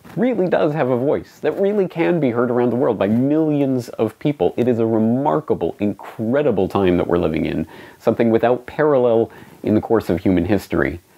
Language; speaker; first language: English; native; English